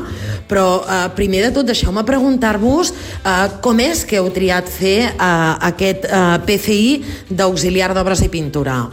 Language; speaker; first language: Catalan; native; Catalan